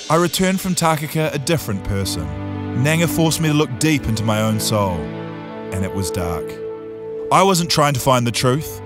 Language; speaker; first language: English; native; English